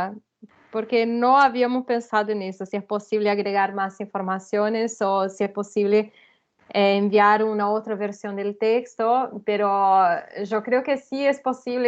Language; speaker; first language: Spanish; non-native, fluent; Portuguese